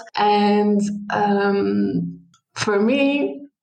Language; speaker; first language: English; non-native, fluent; Arabic